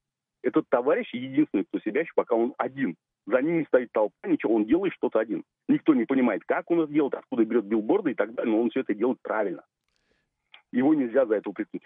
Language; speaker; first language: Russian; native; Russian